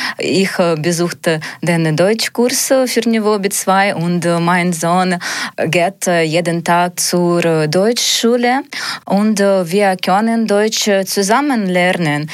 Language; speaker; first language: German; non-native, learner; Ukrainian